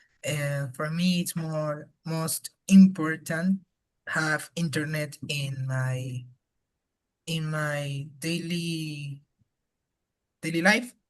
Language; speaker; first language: English; non-native, learner; Spanish